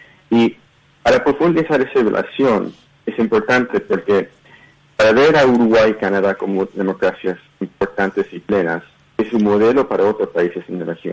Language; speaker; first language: Spanish; early bilingual, heritage; Spanish